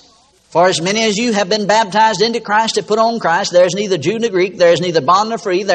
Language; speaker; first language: English; native; English